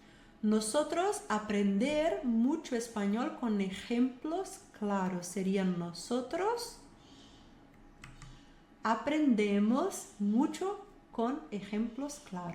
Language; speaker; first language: Spanish; non-native, fluent; Portuguese